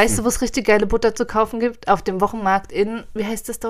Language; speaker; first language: German; native; German